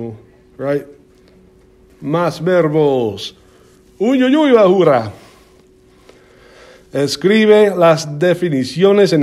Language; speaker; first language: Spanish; non-native, fluent; English